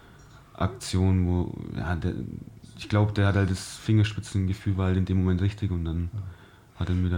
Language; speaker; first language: German; native; German